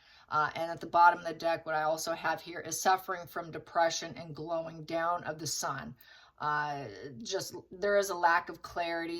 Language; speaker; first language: English; native; English